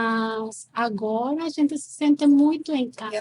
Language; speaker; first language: Portuguese; non-native, fluent; Spanish